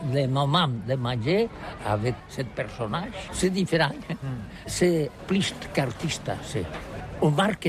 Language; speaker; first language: French; non-native, learner; Catalan